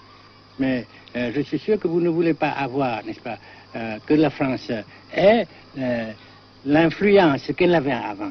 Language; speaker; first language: French; non-native, fluent; Vietnamese